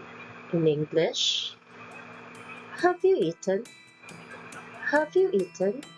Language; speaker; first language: English; non-native, local second language; Cebuano